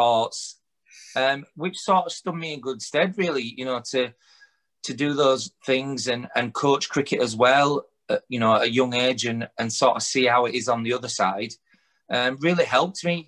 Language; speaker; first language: English; native; English